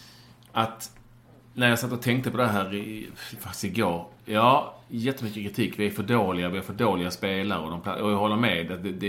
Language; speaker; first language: Swedish; native; Swedish